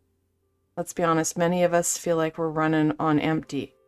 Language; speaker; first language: English; native; English